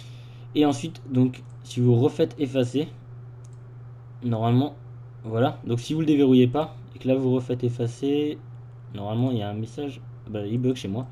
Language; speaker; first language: French; native; French